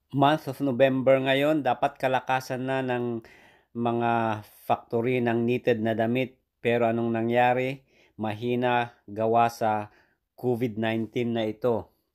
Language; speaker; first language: Filipino; native; Filipino